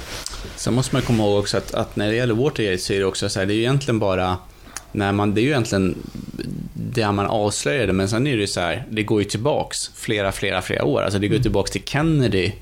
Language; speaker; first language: Swedish; native; Swedish